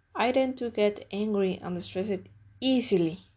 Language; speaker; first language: English; non-native, learner; Spanish